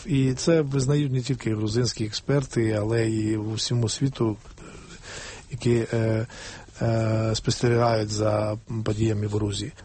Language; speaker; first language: Ukrainian; non-native, fluent; Georgian